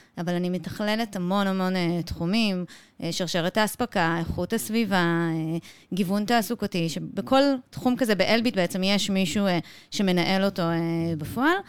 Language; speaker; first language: Hebrew; native; Hebrew